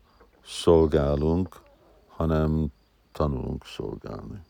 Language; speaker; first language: Hungarian; early bilingual, heritage; Hungarian